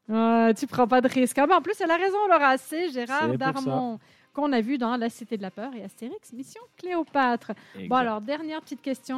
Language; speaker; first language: French; native; French